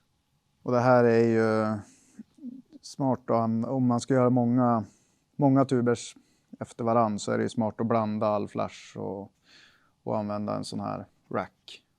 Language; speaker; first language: Swedish; native; Swedish